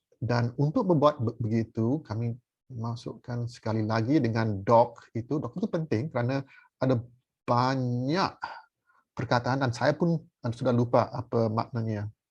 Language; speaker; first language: Malay; non-native, fluent; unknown